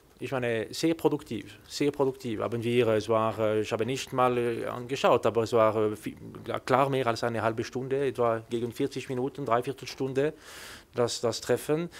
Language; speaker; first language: German; non-native, local second language; French